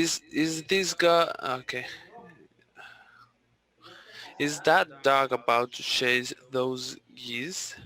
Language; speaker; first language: English; non-native, learner; Spanish